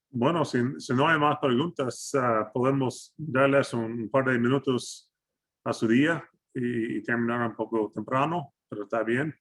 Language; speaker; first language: Spanish; non-native, fluent; English